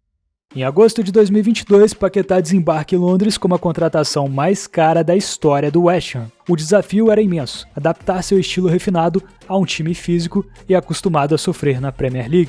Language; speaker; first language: Portuguese; native; Portuguese